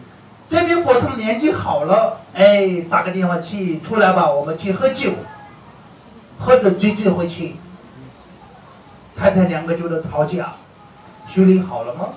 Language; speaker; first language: Chinese; non-native, fluent; Tibetan